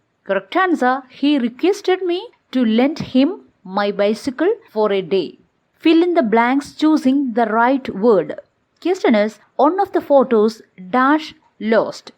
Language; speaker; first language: English; non-native, local second language; Malayalam